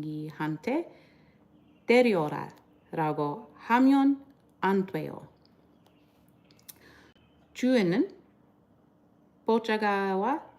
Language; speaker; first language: Korean; non-native, learner; English